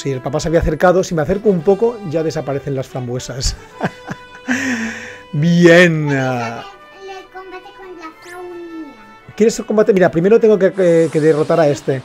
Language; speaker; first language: Spanish; native; Spanish